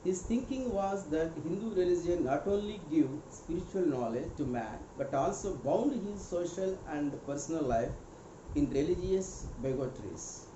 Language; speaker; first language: English; non-native, local second language; Telugu